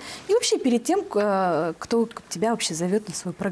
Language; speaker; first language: Russian; native; Russian